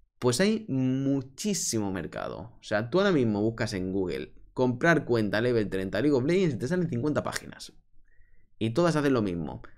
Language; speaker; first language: Spanish; native; Spanish